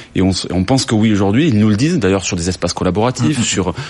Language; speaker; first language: French; native; French